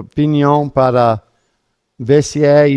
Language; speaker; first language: Portuguese; non-native, fluent; English